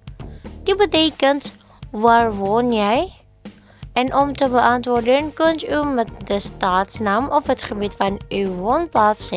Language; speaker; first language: Dutch; non-native, learner; Indonesian